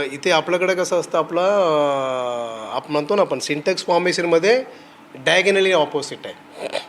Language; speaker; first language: Marathi; non-native, local second language; Tamil